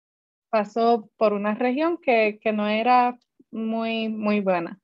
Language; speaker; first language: Spanish; native; Spanish